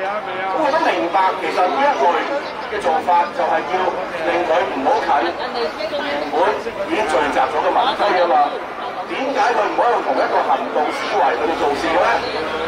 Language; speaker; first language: Chinese; native; Chinese